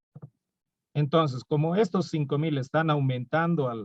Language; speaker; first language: Spanish; native; Spanish